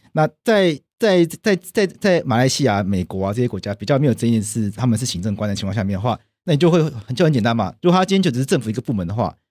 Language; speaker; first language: Chinese; native; Chinese